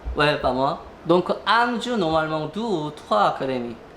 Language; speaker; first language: French; non-native, learner; Korean